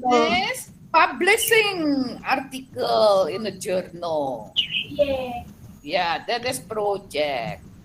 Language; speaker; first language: English; non-native, fluent; Javanese